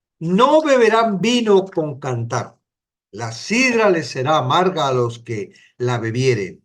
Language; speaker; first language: Spanish; native; Spanish